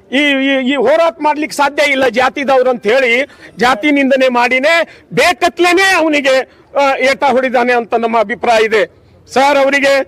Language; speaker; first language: Kannada; non-native, local second language; Lambadi